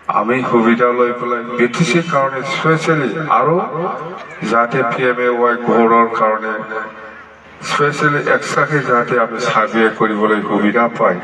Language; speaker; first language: Assamese; non-native, local second language; Bodo